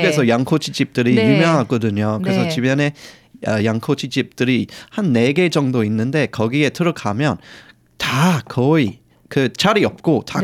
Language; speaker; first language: Korean; non-native, fluent; English